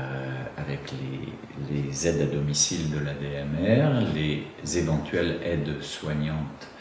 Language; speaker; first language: French; native; French